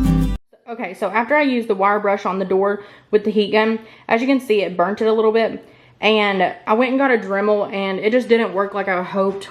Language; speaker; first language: English; native; English